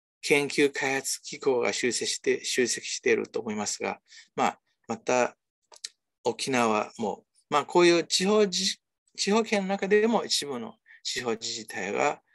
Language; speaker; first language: Japanese; non-native, fluent; Chinese